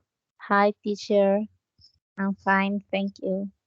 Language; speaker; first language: English; non-native, fluent; Spanish